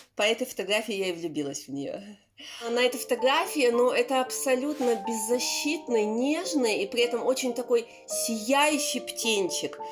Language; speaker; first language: Russian; native; Russian